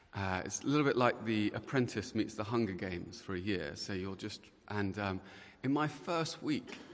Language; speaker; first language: English; native; English